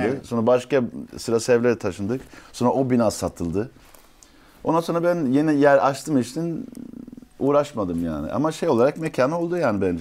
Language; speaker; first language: Turkish; early bilingual, heritage; Turkish